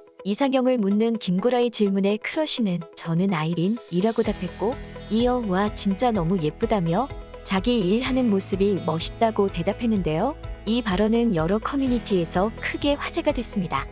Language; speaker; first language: Korean; native; Korean